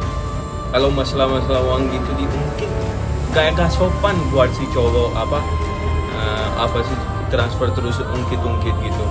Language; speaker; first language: Indonesian; non-native, fluent; Hindi